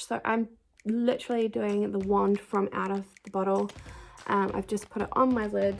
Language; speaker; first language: English; native; English